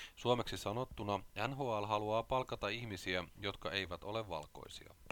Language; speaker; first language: Finnish; native; Finnish